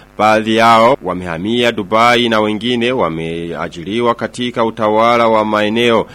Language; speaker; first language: Swahili; non-native, local second language; Rundi